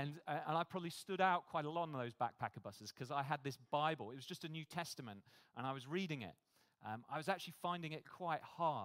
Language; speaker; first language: English; native; English